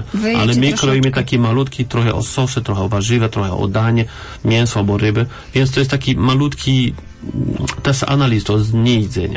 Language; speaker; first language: Polish; non-native, learner; French